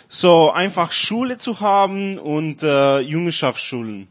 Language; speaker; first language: German; non-native, learner; Romanian